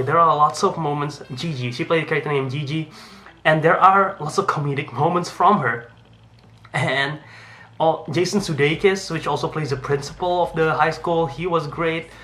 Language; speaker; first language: English; non-native, fluent; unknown